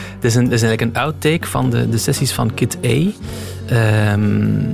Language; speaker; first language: Dutch; native; Dutch